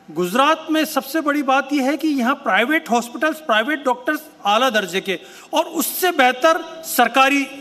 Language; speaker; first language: Hindi; native; Hindi